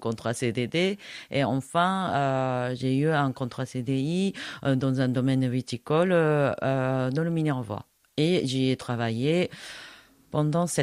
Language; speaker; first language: French; non-native, fluent; Japanese